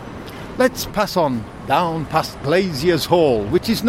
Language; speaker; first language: English; native; English